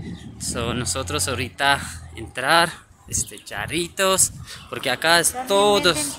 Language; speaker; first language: Spanish; non-native, learner; Hindi